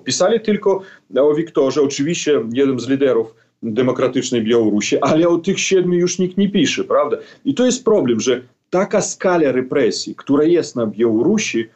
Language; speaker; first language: Polish; non-native, fluent; Belarusian